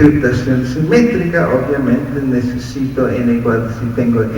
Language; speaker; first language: Spanish; non-native, fluent; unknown